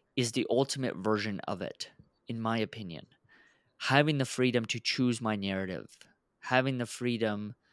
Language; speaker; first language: English; early bilingual, other home language; Russian